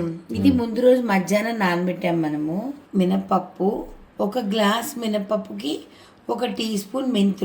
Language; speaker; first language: Telugu; native; Telugu